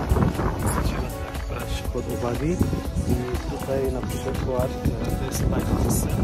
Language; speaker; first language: Polish; non-native, learner; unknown